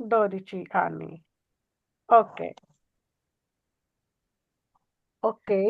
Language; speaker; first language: Italian; non-native, learner; Urdu